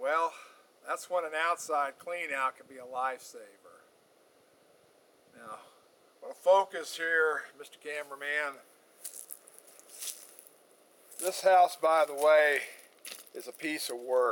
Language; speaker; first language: English; native; English